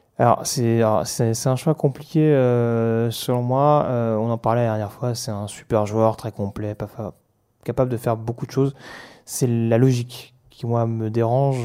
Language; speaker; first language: French; native; French